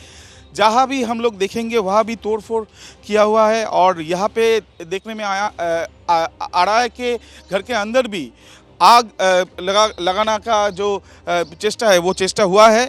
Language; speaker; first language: Hindi; non-native, local second language; Bangla